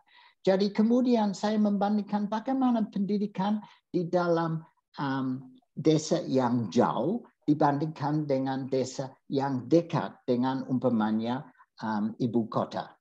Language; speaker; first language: Indonesian; non-native, fluent; English